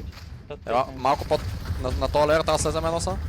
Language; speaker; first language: Bulgarian; native; Bulgarian